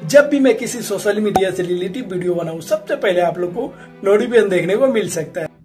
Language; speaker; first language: Hindi; native; Hindi